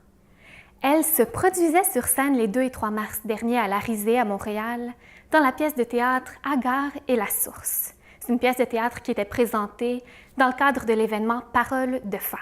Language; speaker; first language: French; native; French